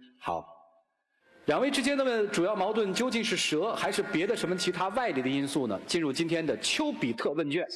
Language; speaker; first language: Chinese; native; Chinese